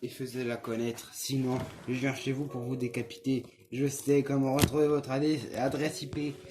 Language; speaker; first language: French; native; French